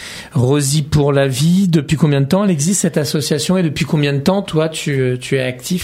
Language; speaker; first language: French; native; French